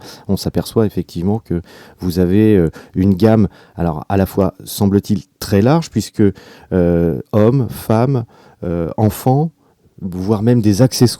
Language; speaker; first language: French; native; French